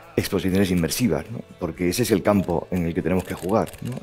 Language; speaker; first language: Spanish; native; Spanish